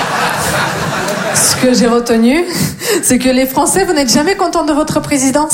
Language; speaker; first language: French; non-native, fluent; Russian